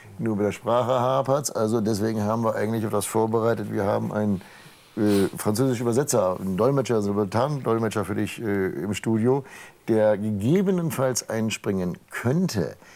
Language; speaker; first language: German; native; German